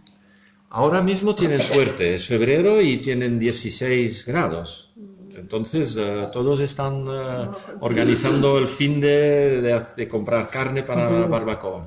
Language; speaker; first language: Spanish; non-native, fluent; Dutch